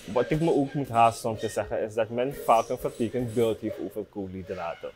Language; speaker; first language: Dutch; native; Dutch